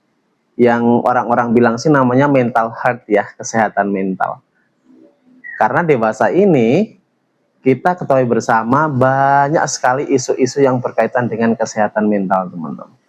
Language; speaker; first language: Indonesian; native; Indonesian